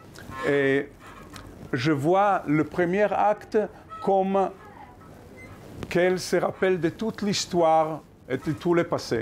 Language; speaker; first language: French; non-native, fluent; Hebrew